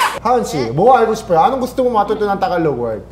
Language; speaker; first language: Korean; native; Korean